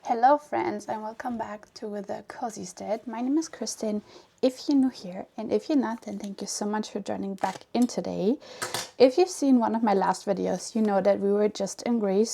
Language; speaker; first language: English; non-native, fluent; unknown